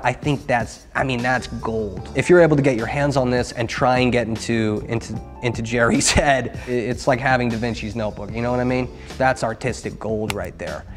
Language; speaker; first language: English; native; English